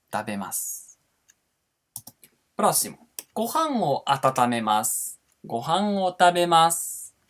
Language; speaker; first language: Japanese; non-native, fluent; Portuguese